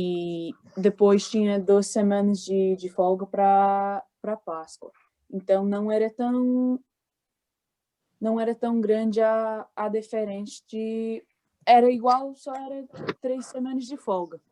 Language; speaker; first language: Portuguese; early bilingual, heritage; Portuguese